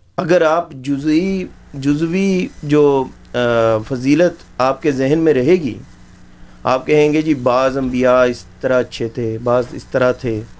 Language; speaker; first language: Urdu; native; Urdu